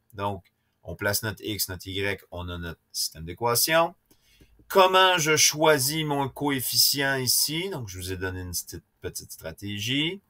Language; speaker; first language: French; native; French